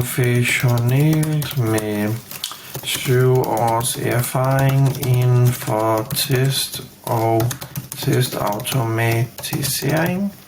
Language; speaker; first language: Danish; non-native, fluent; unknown